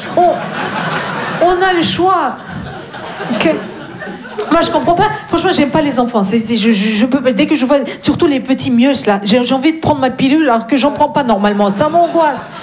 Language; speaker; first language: French; non-native, fluent; Russian